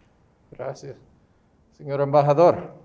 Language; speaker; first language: Spanish; non-native, fluent; English